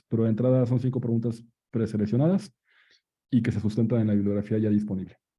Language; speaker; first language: Spanish; native; Spanish